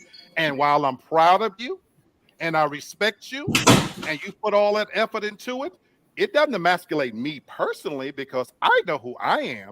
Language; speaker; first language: English; native; English